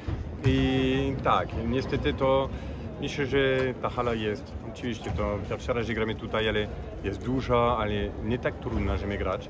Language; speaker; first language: Polish; non-native, fluent; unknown